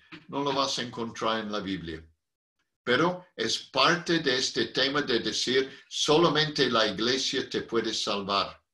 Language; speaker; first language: Spanish; non-native, fluent; English